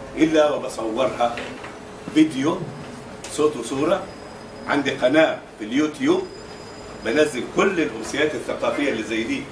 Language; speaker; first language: Egyptian Arabic; non-native, local second language; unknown